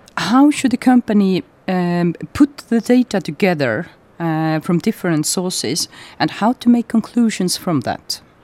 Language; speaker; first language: English; non-native, fluent; Estonian